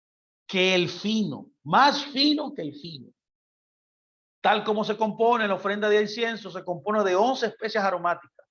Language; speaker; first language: Spanish; native; Spanish